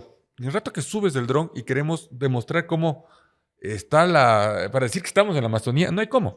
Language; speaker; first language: Spanish; native; Spanish